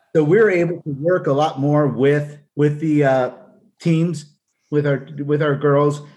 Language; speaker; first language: English; native; English